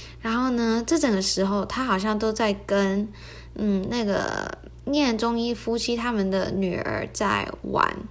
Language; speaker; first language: Chinese; early bilingual, heritage; Chinese